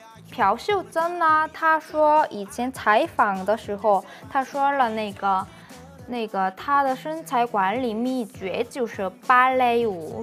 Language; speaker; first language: Chinese; non-native, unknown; Korean